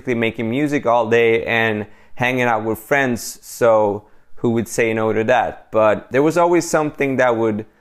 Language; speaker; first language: English; non-native, fluent; Swedish